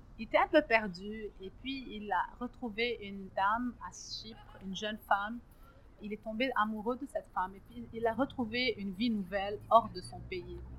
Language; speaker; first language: French; non-native, local second language; Arabic